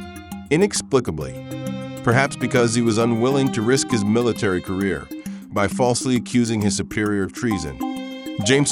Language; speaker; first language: English; native; English